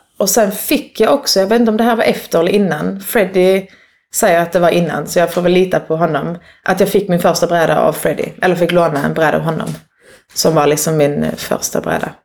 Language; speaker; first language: Swedish; native; Swedish